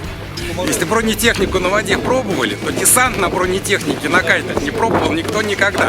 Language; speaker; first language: Russian; native; Russian